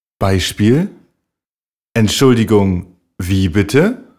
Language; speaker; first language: German; native; German